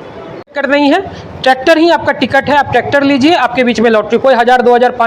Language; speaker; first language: Hindi; native; Hindi